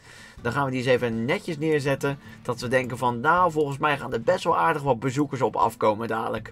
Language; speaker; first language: Dutch; native; Dutch